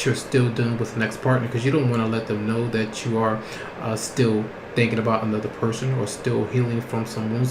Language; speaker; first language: English; native; English